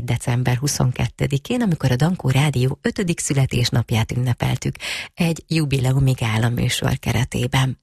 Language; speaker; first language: Hungarian; native; Hungarian